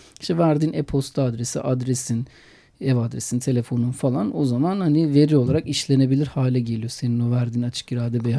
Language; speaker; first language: Turkish; native; Turkish